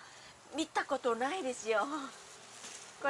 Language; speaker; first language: Japanese; non-native, learner; Vietnamese